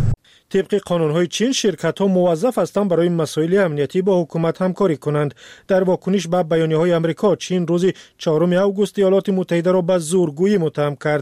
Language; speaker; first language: Persian; native; Persian